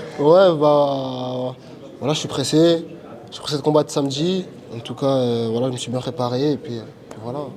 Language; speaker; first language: French; native; French